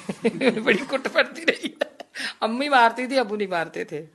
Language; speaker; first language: Urdu; non-native, local second language; Punjabi